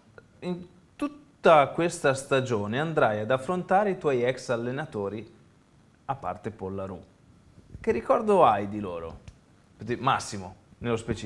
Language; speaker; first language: Italian; native; Italian